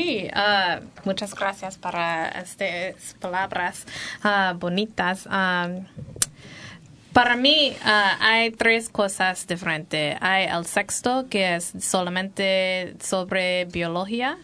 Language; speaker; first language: Spanish; non-native, learner; English